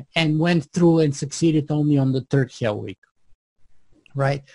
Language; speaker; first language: English; non-native, fluent; Bulgarian